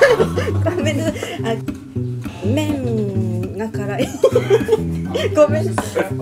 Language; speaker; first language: Japanese; native; Japanese